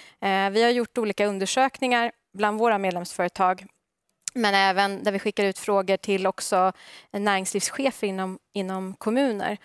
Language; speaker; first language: Swedish; native; Swedish